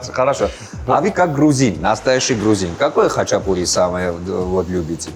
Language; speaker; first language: Russian; non-native, fluent; Armenian